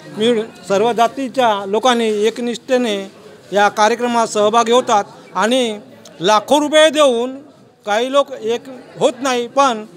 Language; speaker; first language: Hindi; non-native, local second language; Marathi